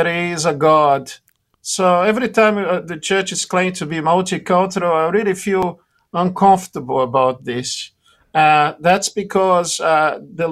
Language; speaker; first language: English; non-native, fluent; Portuguese